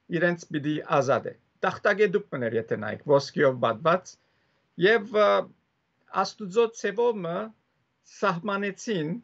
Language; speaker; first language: Armenian; early bilingual, heritage; Armenian